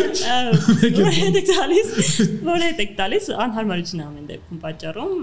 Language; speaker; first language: Armenian; native; Armenian